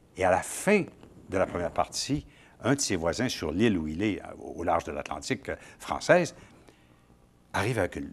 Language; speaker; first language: French; native; French